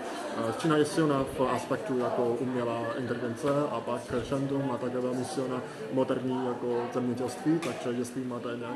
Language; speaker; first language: Czech; non-native, fluent; Chinese